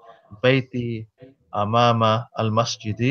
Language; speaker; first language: Arabic; non-native, learner; English